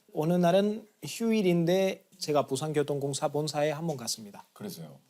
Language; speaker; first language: Korean; non-native, fluent; Spanish